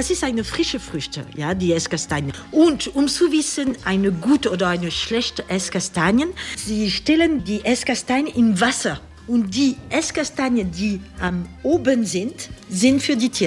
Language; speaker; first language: German; non-native, learner; French